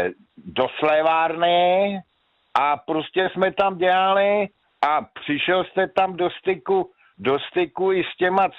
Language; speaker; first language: Czech; native; Czech